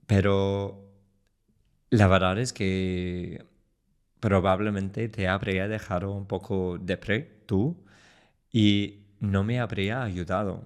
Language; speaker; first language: Spanish; non-native, fluent; English